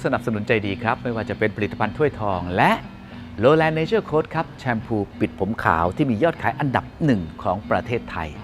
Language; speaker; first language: Thai; native; Thai